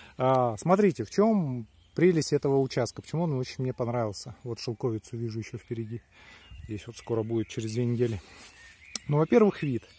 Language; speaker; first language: Russian; native; Russian